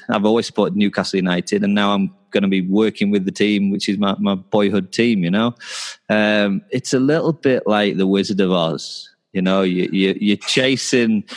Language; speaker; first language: English; native; English